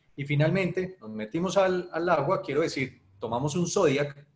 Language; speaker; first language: Spanish; native; Spanish